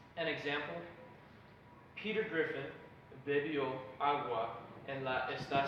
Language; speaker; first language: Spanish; non-native, learner; English